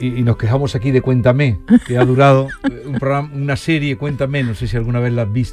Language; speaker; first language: Spanish; native; Spanish